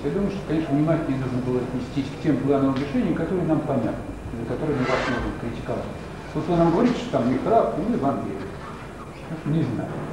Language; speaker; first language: Russian; native; Russian